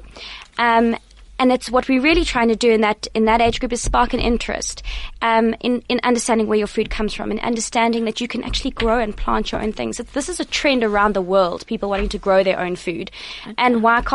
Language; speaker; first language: English; native; English